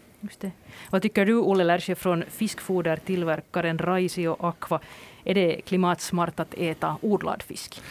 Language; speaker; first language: Swedish; native; Swedish